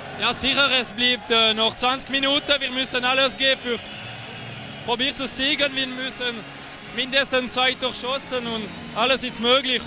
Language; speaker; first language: German; non-native, learner; French